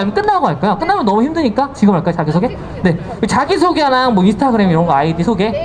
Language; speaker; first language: Korean; native; Korean